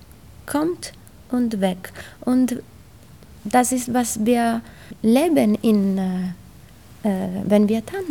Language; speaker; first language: German; non-native, learner; Italian